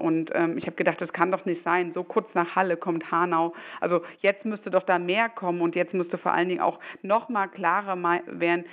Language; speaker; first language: German; native; German